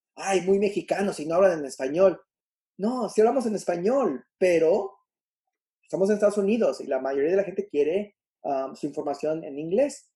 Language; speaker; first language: Spanish; early bilingual, heritage; Spanish